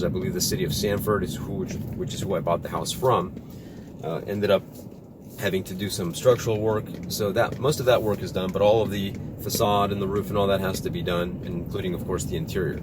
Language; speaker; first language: English; native; English